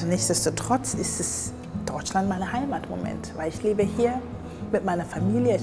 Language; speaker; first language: German; early bilingual, other home language; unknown